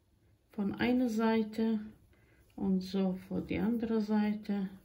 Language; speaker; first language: German; non-native, fluent; Croatian